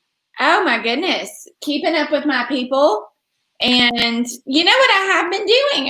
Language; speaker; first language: English; native; English